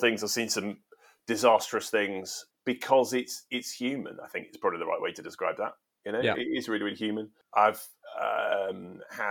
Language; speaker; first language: English; native; English